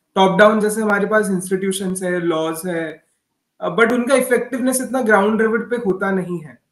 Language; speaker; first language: Hindi; non-native, local second language; Odia